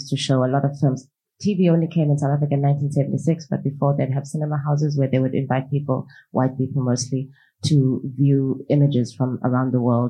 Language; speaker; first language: English; non-native, local second language; Xhosa